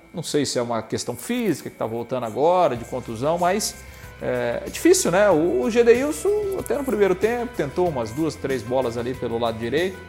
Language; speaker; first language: Portuguese; native; Portuguese